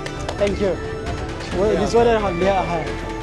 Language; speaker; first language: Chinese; non-native, learner; Amharic